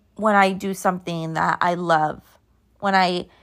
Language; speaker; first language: English; native; English